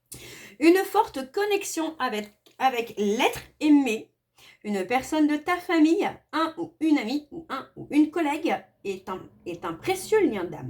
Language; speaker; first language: French; native; French